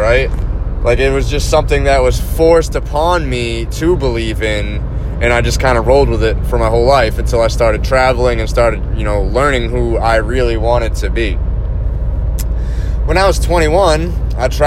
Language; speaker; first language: English; native; English